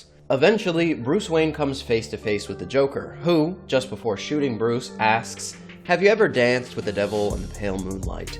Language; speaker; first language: English; native; English